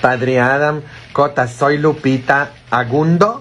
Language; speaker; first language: Spanish; non-native, fluent; Polish